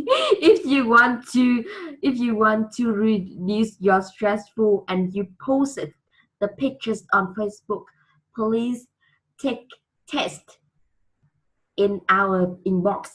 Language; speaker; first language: English; non-native, learner; Vietnamese